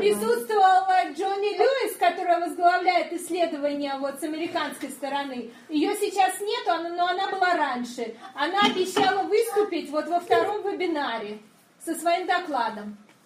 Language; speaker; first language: Russian; native; Russian